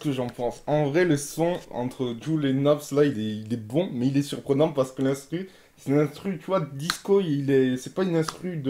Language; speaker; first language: French; native; French